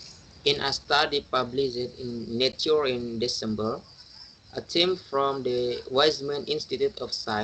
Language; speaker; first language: English; non-native, learner; Indonesian